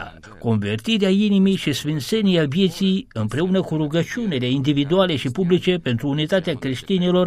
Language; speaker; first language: Romanian; native; Romanian